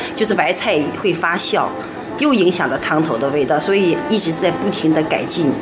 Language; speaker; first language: Chinese; native; Chinese